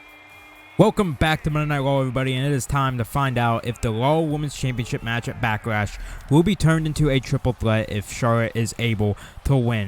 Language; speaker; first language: English; native; English